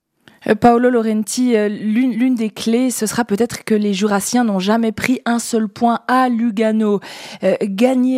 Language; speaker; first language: French; native; French